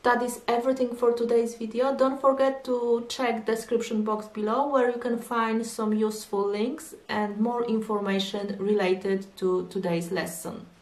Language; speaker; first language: English; non-native, fluent; Polish